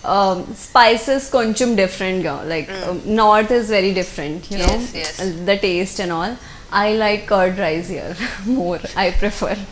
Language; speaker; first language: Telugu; non-native, learner; Hindi